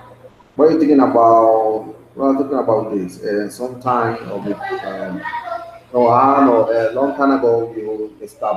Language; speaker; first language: English; non-native, learner; Spanish